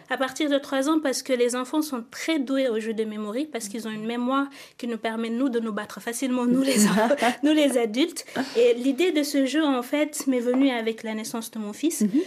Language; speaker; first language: French; non-native, local second language; Wolof